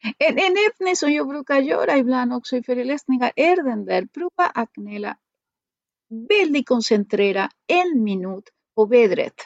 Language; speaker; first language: Swedish; non-native, fluent; Spanish